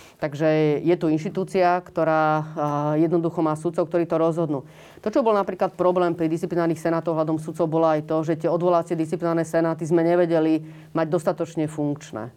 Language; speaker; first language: Slovak; native; Slovak